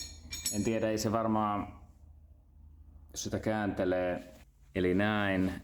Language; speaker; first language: Finnish; native; Finnish